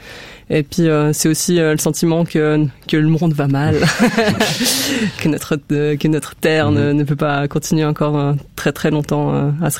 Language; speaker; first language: French; native; French